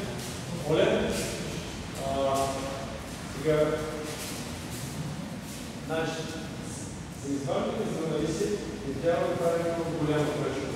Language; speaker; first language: Bulgarian; non-native, learner; Russian